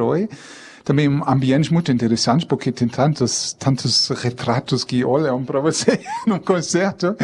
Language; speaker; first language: Portuguese; non-native, fluent; German